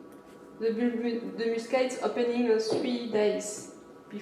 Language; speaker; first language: English; non-native, learner; French